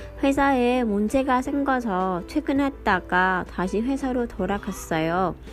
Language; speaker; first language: Korean; non-native, fluent; Vietnamese